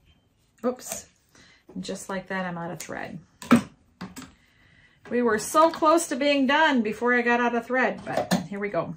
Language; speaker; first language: English; native; English